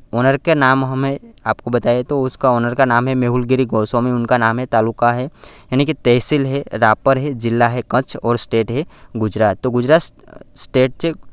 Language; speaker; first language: Hindi; non-native, local second language; Gujarati